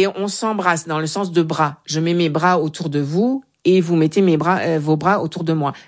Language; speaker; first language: French; native; French